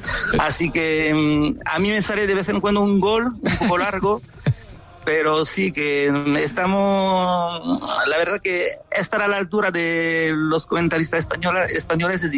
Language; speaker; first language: Spanish; non-native, fluent; French